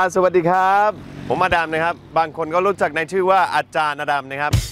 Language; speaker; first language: Thai; non-native, fluent; English